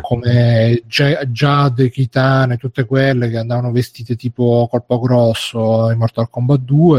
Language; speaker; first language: Italian; native; Italian